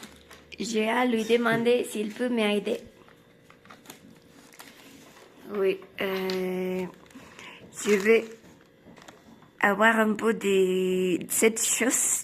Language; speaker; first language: French; non-native, learner; Spanish